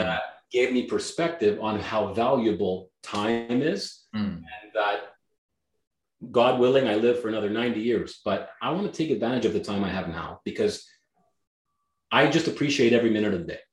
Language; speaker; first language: English; non-native, fluent; Greek